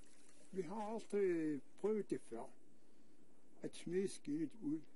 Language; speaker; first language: Danish; non-native, local second language; Kalaallisut